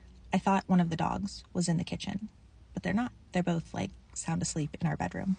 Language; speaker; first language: English; native; English